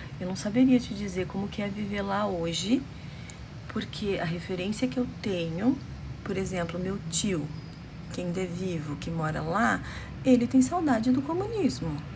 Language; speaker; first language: Portuguese; early bilingual, other home language; Romanian